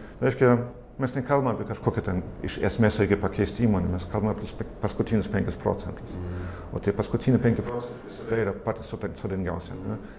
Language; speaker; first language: Lithuanian; non-native, fluent; German